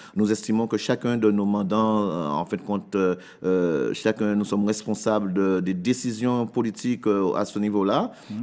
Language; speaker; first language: French; native; French